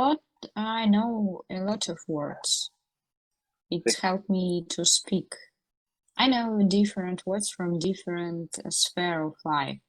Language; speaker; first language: English; non-native, learner; Russian